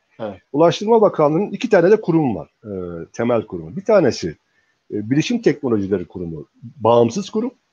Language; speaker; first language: Turkish; native; Turkish